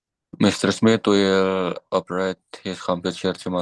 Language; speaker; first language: English; non-native, learner; Indonesian